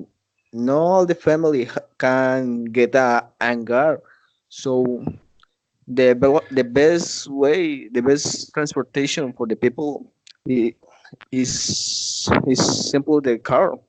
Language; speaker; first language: English; non-native, learner; Spanish